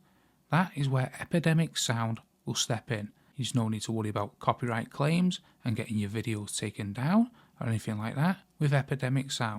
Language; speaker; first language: English; native; English